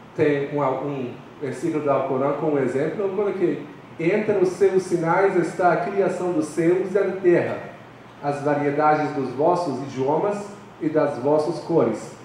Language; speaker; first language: Portuguese; non-native, fluent; Persian